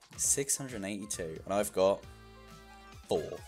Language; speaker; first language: English; native; English